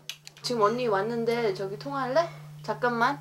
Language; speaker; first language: Korean; early bilingual, heritage; Korean